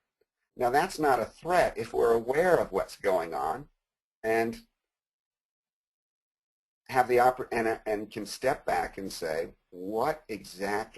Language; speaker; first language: English; native; English